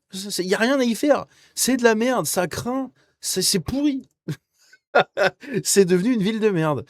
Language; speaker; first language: French; native; French